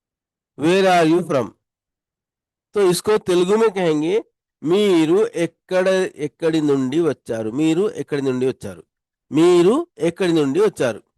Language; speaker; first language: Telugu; non-native, local second language; Urdu